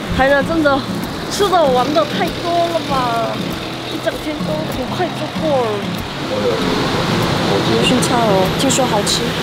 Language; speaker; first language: Chinese; non-native, fluent; Korean